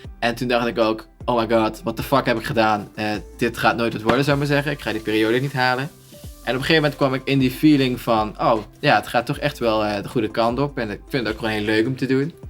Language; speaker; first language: Dutch; native; Dutch